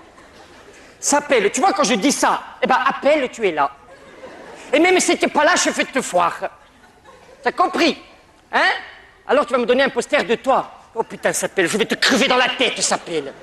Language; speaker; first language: French; native; French